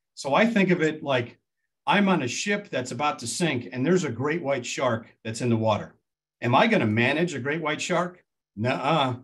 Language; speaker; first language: English; native; English